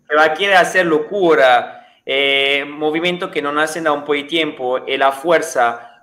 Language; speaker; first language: Spanish; non-native, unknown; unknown